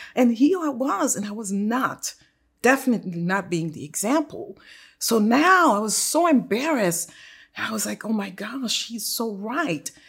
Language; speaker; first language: English; non-native, fluent; Haitian Creole